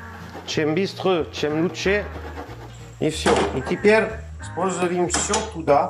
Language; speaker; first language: Russian; non-native, learner; French